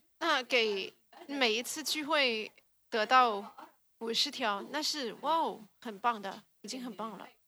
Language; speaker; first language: Chinese; early bilingual, heritage; Chinese